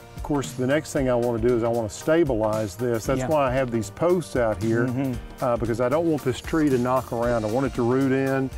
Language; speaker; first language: English; native; English